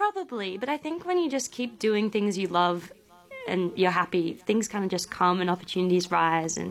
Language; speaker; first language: English; native; English